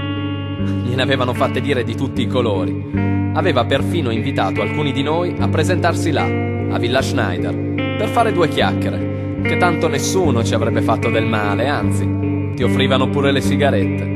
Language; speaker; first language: Italian; native; Italian